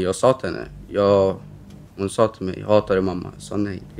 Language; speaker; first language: Swedish; early bilingual, other home language; Romany